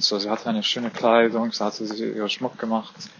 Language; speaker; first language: German; non-native, fluent; Arabic